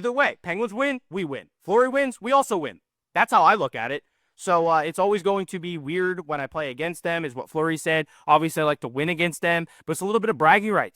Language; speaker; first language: English; native; English